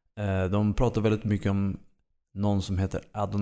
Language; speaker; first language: Swedish; native; Swedish